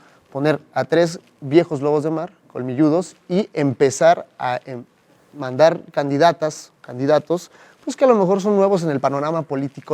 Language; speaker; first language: Spanish; native; Spanish